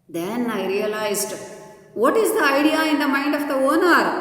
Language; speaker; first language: English; non-native, local second language; Kannada